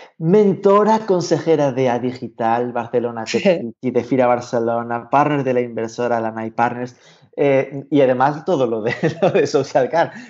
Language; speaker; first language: Spanish; native; Spanish